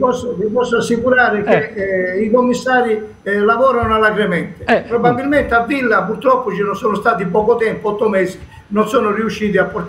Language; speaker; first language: Italian; native; Italian